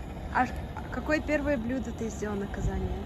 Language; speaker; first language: Russian; early bilingual, heritage; Russian